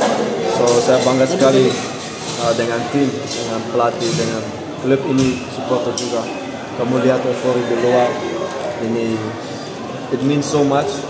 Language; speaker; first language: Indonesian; non-native, fluent; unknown